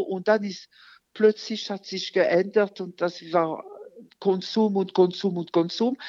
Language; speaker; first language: German; non-native, fluent; French